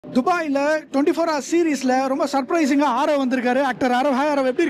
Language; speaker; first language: Tamil; native; Tamil